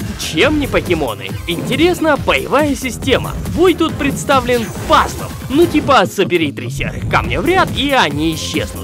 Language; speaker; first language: Russian; native; Russian